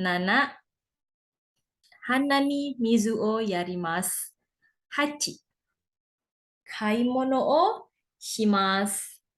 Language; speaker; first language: Japanese; non-native, fluent; Indonesian